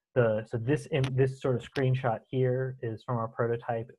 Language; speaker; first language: English; native; English